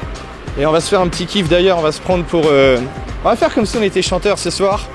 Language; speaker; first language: French; native; French